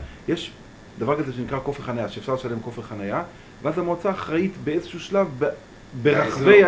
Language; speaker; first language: Hebrew; native; Hebrew